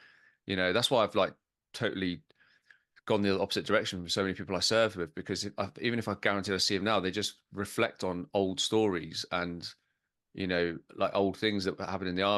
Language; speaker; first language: English; native; English